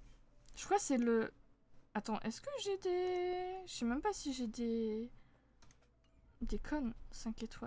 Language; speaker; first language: French; native; French